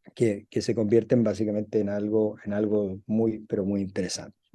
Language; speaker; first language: Spanish; native; Spanish